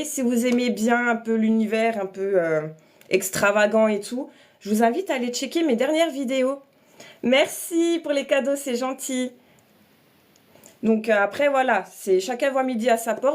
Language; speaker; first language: French; native; French